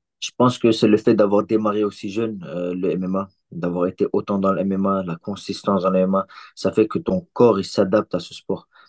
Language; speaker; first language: French; early bilingual, other home language; Chechen